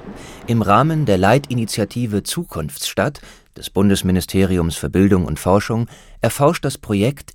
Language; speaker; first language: German; native; German